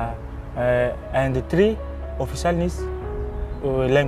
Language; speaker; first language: English; non-native, learner; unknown